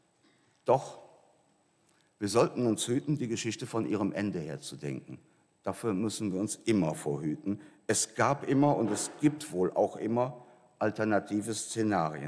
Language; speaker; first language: German; native; German